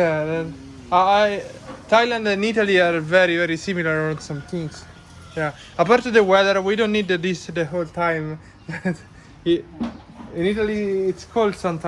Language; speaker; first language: English; non-native, fluent; Italian